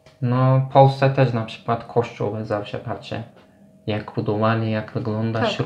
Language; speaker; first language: Polish; non-native, fluent; Turkish